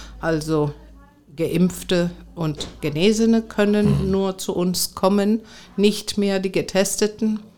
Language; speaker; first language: German; non-native, fluent; Greek